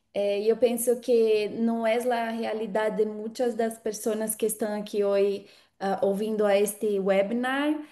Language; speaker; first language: Portuguese; non-native, fluent; Spanish